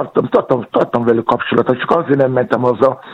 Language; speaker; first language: Hungarian; non-native, fluent; Yoruba